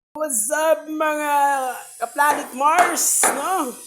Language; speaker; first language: Filipino; native; Filipino